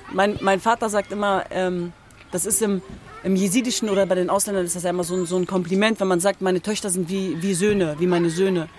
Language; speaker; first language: German; early bilingual, other home language; Kurdish